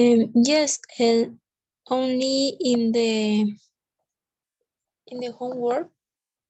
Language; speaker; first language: English; non-native, learner; Spanish